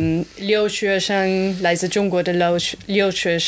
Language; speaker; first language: Chinese; non-native, fluent; German